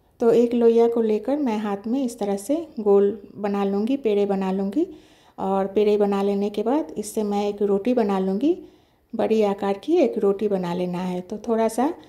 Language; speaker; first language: Hindi; non-native, local second language; Bangla